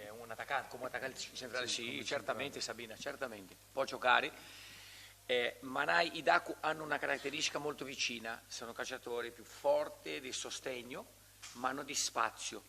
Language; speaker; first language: Italian; non-native, fluent; Portuguese